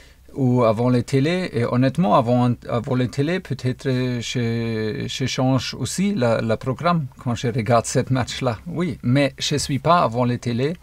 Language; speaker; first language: French; non-native, fluent; German